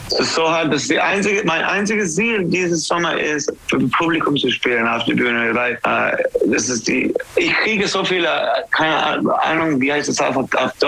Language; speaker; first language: German; non-native, fluent; English